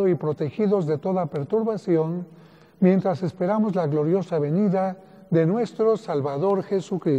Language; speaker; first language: Spanish; native; Spanish